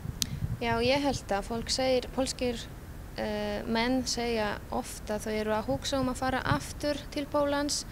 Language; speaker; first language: Icelandic; non-native, fluent; Polish